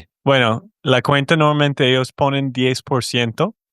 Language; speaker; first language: Spanish; non-native, fluent; English